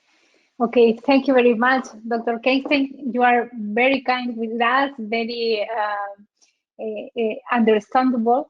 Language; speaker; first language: English; non-native, learner; Spanish